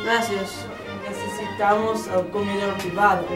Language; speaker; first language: Spanish; non-native, learner; English